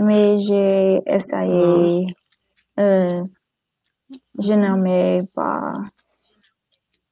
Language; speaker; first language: French; non-native, learner; English